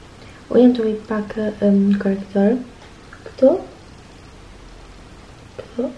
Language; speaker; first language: Albanian; early bilingual, heritage; Albanian